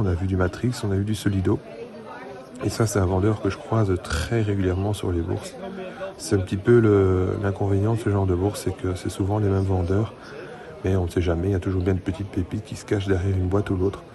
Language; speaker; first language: French; native; French